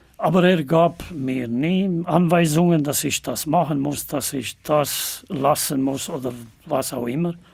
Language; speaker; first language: German; non-native, fluent; Albanian